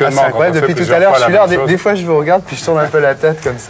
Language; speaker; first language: French; native; French